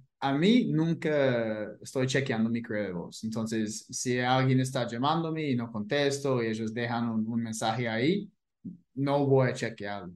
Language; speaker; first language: Spanish; non-native, fluent; English